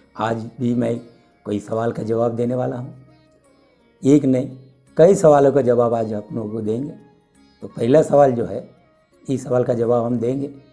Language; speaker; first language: Hindi; non-native, local second language; Bangla